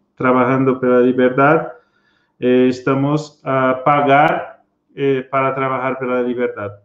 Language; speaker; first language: Spanish; non-native, learner; Portuguese